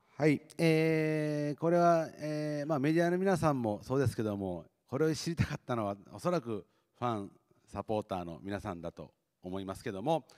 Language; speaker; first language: Japanese; native; Japanese